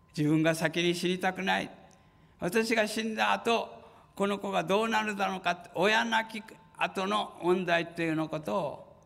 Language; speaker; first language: Japanese; native; Japanese